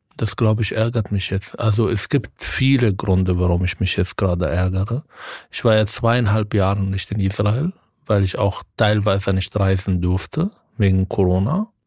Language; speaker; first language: German; non-native, fluent; Arabic